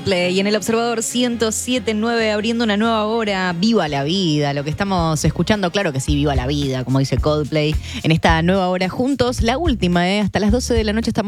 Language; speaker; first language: Spanish; native; Spanish